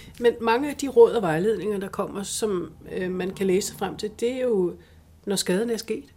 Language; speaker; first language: Danish; native; Danish